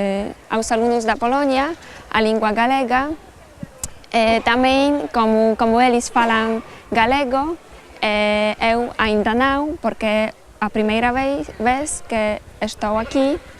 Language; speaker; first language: Portuguese; non-native, fluent; Polish